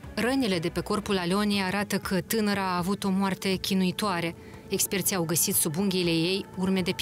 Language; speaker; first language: Romanian; native; Romanian